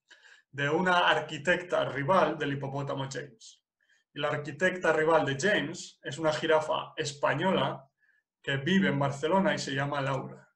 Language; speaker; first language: Spanish; non-native, fluent; English